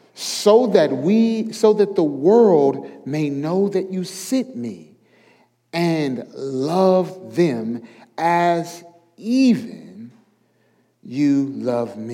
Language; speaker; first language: English; native; English